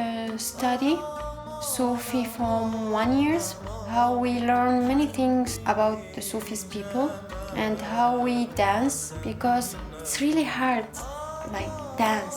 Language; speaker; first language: English; non-native, learner; Arabic